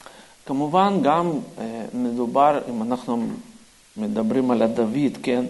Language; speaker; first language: Hebrew; non-native, fluent; Russian